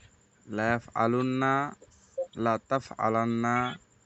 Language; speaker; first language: Arabic; non-native, learner; Bangla